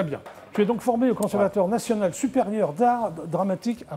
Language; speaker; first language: French; native; French